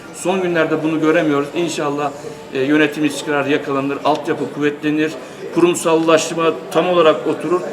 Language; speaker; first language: Turkish; native; Turkish